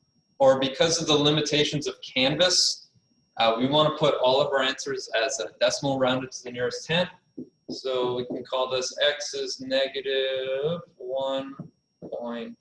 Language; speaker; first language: English; native; English